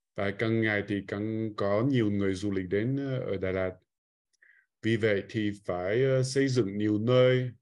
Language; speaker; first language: Vietnamese; non-native, fluent; French